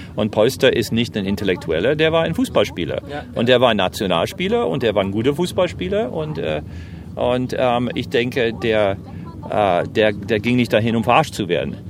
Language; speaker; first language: German; non-native, fluent; English